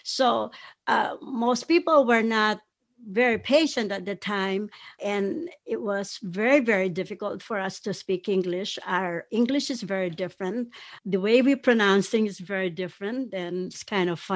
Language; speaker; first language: English; non-native, local second language; Pampanga